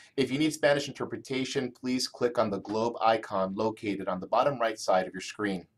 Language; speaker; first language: English; native; English